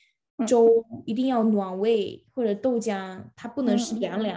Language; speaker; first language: Chinese; early bilingual, other home language; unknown